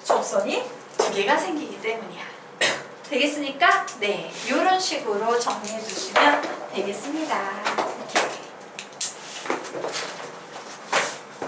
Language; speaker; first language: Korean; native; Korean